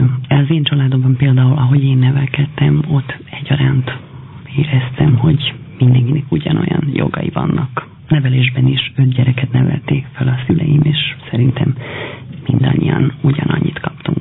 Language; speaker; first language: Hungarian; non-native, fluent; Albanian